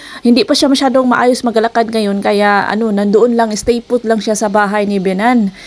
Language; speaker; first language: Filipino; non-native, local second language; Cebuano